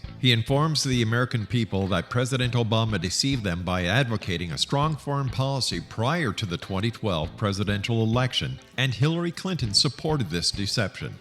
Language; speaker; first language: English; native; English